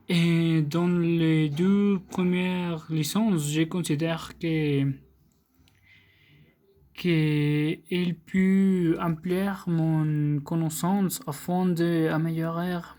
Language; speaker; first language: French; non-native, learner; Spanish